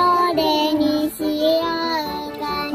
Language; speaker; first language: Japanese; native; Japanese